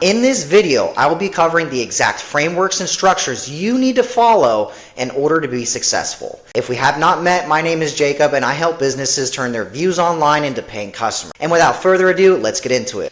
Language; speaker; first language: English; native; English